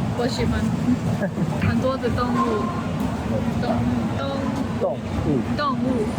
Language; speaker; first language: Chinese; non-native, learner; English